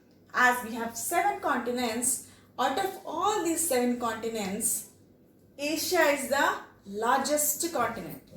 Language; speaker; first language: English; non-native, local second language; Telugu